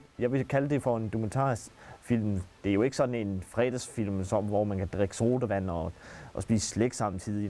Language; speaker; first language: Danish; native; Danish